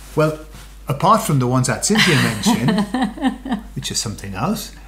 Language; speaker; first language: English; native; English